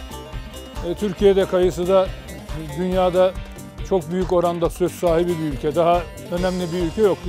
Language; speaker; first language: Turkish; native; Turkish